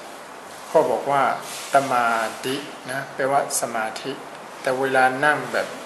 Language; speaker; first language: Thai; non-native, fluent; Burmese